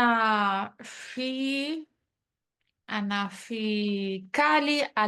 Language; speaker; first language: Arabic; non-native, learner; English